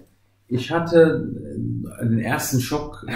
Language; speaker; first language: German; non-native, fluent; Arabic